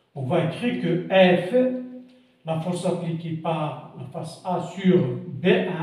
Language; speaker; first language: French; non-native, local second language; Arabic